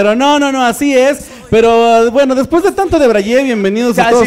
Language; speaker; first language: Spanish; native; Spanish